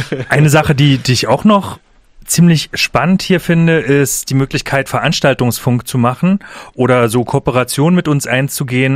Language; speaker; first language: German; native; German